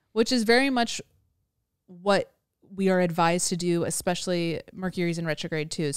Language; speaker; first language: English; native; English